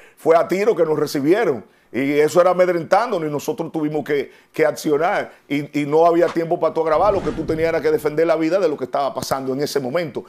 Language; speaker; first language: Spanish; native; Spanish